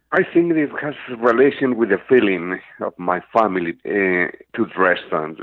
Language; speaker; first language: English; non-native, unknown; Spanish